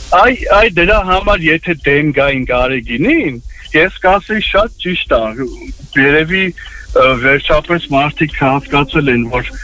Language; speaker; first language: Armenian; native; Armenian